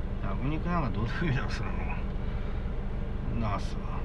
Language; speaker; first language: Japanese; native; Japanese